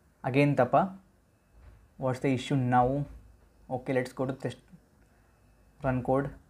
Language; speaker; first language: English; non-native, local second language; Telugu